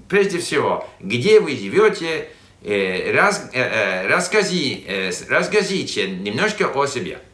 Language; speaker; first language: Russian; non-native, fluent; English